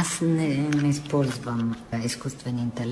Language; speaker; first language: Bulgarian; non-native, fluent; Italian